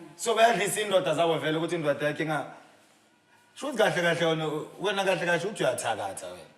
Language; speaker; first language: Zulu; native; Zulu